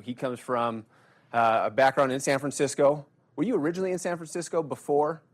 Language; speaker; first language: English; native; English